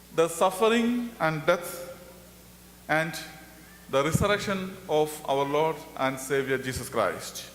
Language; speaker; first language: English; non-native, local second language; Malayalam